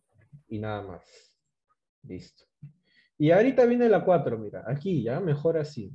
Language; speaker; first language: Spanish; native; Spanish